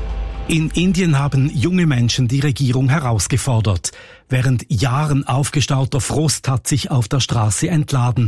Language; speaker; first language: German; native; German